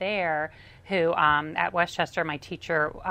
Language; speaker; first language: English; native; English